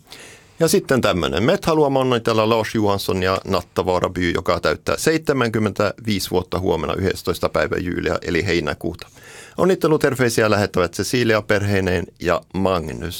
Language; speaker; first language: Finnish; native; Finnish